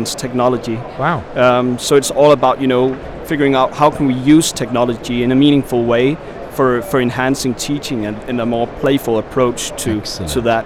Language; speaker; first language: English; non-native, fluent; Danish